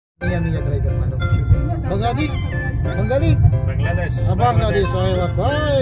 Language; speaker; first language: Indonesian; non-native, learner; Filipino